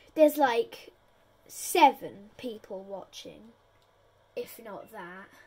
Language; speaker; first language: English; native; English